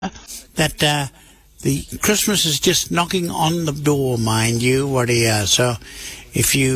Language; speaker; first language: English; native; English